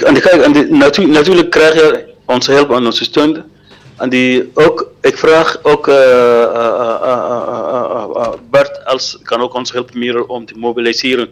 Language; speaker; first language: Dutch; non-native, fluent; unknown